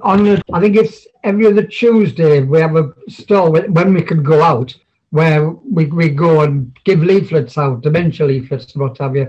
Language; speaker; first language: English; native; English